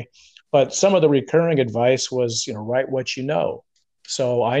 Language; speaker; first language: English; native; English